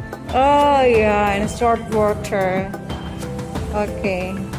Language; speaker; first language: English; non-native, fluent; Indonesian